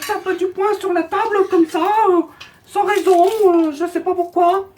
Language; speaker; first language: French; native; French